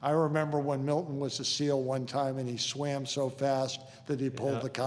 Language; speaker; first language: English; native; English